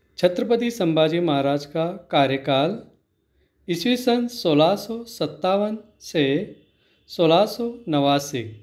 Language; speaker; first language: Hindi; non-native, local second language; Marathi